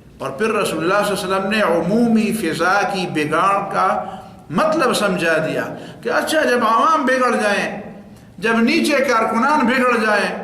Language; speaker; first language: Urdu; non-native, local second language; Pashto